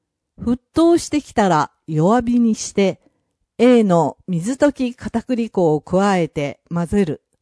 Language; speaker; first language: Japanese; native; Japanese